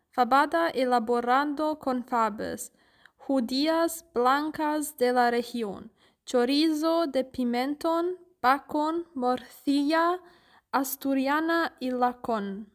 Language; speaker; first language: Spanish; non-native, learner; German